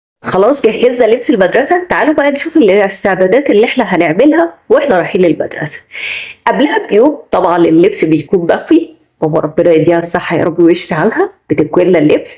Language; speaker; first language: Arabic; native; Arabic